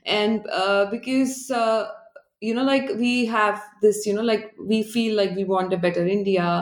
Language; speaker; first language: English; non-native, local second language; Hindi